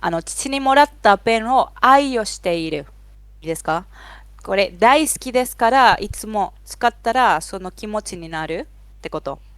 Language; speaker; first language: Japanese; non-native, fluent; Spanish